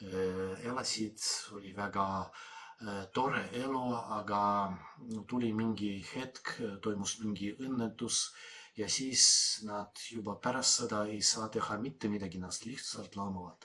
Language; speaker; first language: Estonian; non-native, fluent; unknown